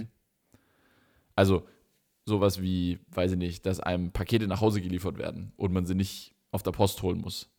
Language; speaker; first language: German; native; German